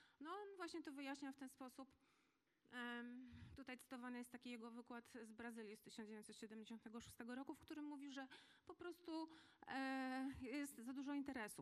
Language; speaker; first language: Polish; native; Polish